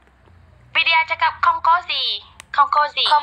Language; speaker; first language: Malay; non-native, learner; Vietnamese